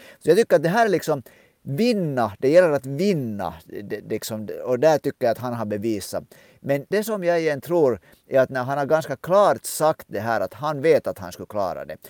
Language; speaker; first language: Swedish; native; Swedish